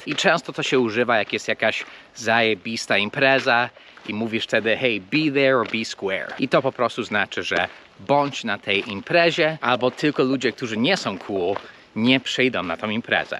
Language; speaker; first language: Polish; non-native, fluent; English